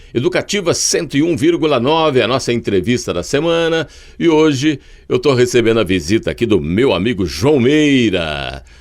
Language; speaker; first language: Portuguese; native; Portuguese